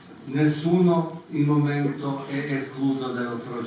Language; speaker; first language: Italian; non-native, fluent; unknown